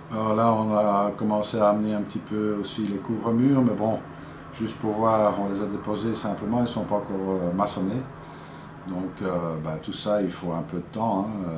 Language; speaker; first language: French; native; French